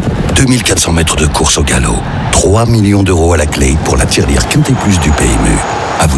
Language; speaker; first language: French; native; French